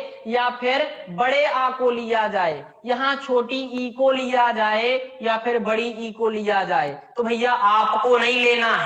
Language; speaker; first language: Hindi; native; Hindi